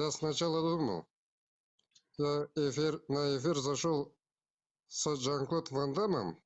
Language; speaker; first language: Russian; non-native, local second language; Kazakh